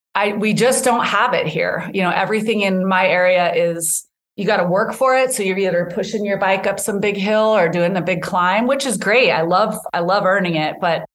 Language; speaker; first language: English; native; English